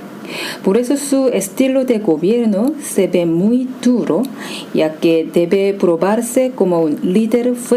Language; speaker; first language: Spanish; non-native, fluent; Korean